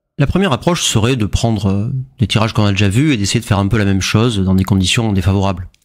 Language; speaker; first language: French; native; French